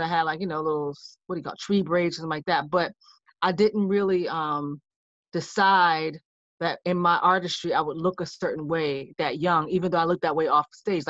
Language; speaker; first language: English; native; English